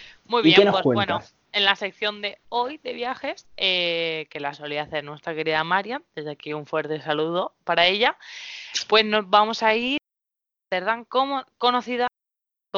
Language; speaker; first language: Spanish; native; Spanish